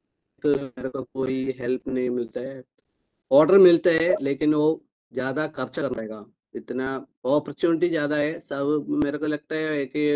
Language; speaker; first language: Hindi; non-native, local second language; Malayalam